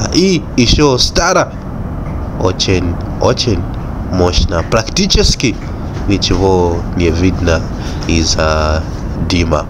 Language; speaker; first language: Russian; non-native, fluent; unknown